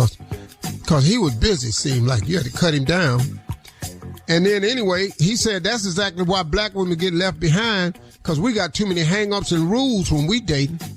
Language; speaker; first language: English; native; English